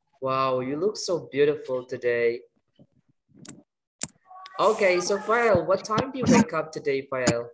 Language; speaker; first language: English; non-native, fluent; Indonesian